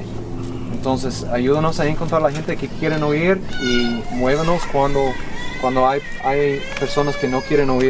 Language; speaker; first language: Spanish; non-native, fluent; English